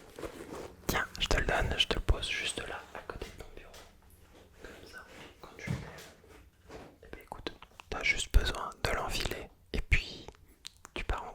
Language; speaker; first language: French; native; French